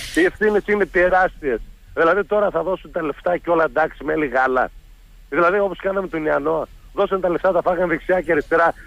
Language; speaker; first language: Greek; native; Greek